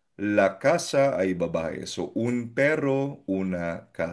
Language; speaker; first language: Spanish; non-native, fluent; Filipino